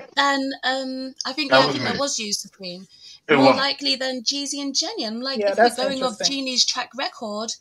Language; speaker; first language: English; early bilingual, other home language; Yoruba